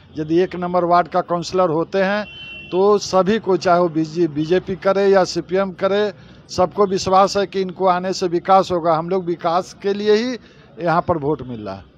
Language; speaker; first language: Hindi; native; Hindi